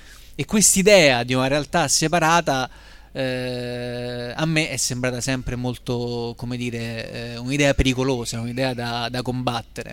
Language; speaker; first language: Italian; native; Italian